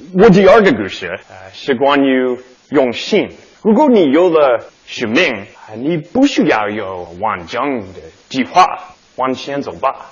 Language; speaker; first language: Chinese; non-native, learner; English